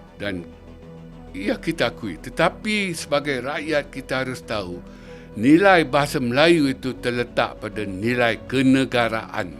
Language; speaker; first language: Malay; native; Malay